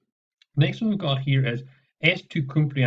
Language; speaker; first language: Spanish; non-native, fluent; English